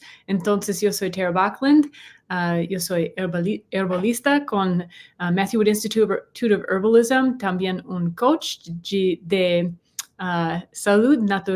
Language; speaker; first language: Spanish; non-native, learner; English